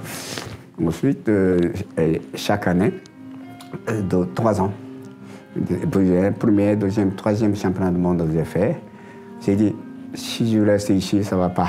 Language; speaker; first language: French; non-native, learner; Japanese